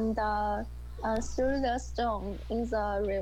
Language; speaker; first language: English; non-native, learner; Chinese